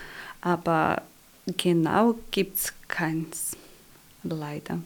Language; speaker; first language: German; non-native, learner; Croatian